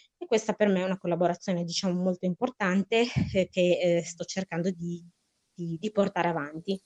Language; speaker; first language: Italian; early bilingual, other home language; Arabic